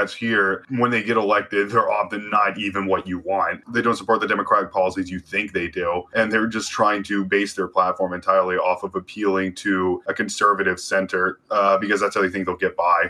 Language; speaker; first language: English; native; English